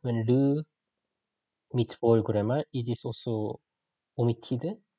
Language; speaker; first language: English; non-native, fluent; Korean